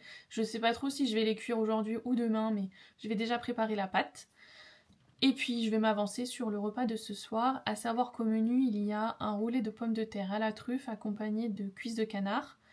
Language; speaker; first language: French; native; French